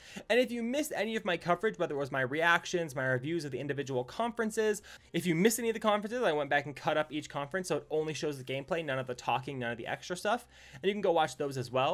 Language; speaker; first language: English; native; English